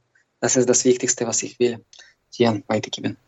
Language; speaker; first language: German; non-native, fluent; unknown